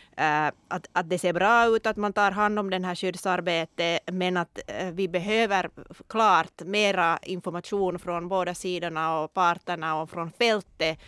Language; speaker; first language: Swedish; non-native, local second language; Finnish